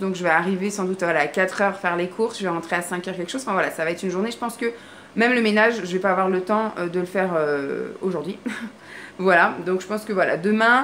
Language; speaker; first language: French; native; French